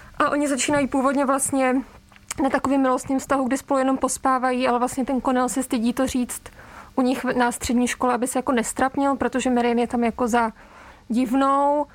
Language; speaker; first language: Czech; native; Czech